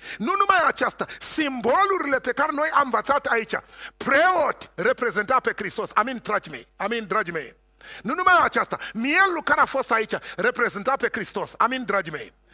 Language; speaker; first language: Romanian; non-native, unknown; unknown